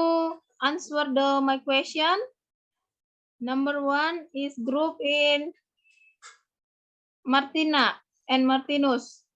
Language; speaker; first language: English; non-native, learner; Indonesian